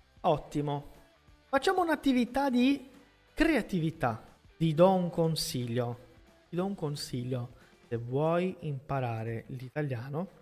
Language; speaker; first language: Italian; non-native, fluent; Portuguese